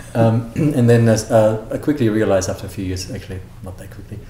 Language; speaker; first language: English; non-native, fluent; German